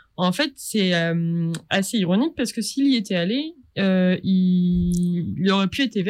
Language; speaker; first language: French; native; French